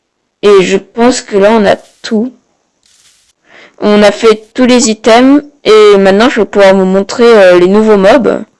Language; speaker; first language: French; native; French